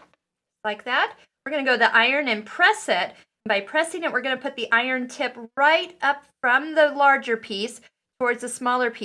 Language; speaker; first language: English; native; English